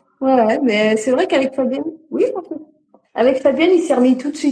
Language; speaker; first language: French; native; French